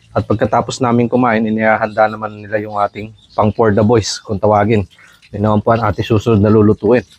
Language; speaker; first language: Filipino; non-native, local second language; Iloko